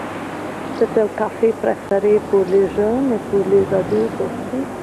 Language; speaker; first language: French; non-native, fluent; Hungarian